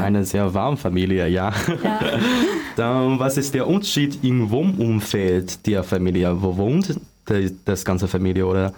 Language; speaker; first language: German; non-native, learner; Chinese